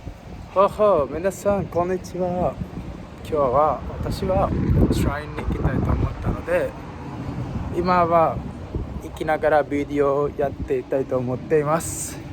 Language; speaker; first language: Japanese; non-native, learner; Sinhala